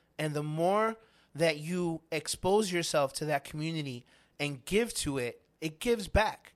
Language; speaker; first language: English; native; English